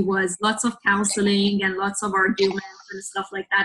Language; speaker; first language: English; non-native, fluent; Persian